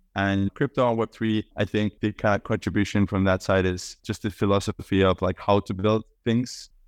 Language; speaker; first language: English; non-native, fluent; Estonian